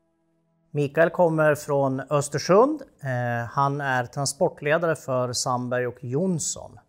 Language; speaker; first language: Swedish; native; Swedish